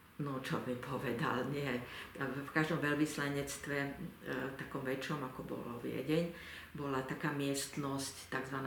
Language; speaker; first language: Slovak; native; Slovak